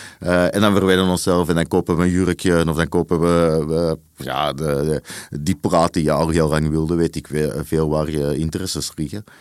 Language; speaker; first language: Dutch; native; Dutch